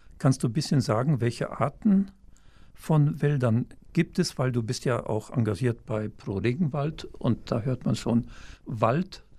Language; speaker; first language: German; native; German